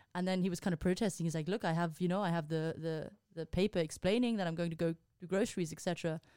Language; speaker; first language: English; non-native, fluent; Spanish